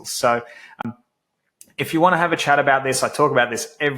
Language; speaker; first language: English; native; English